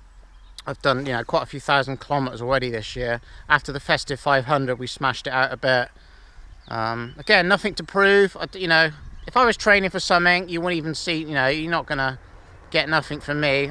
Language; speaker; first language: English; native; English